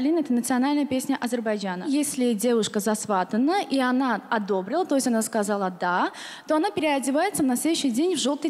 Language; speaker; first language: Russian; non-native, fluent; Azerbaijani